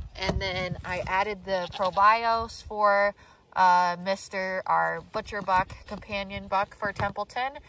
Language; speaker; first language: English; native; English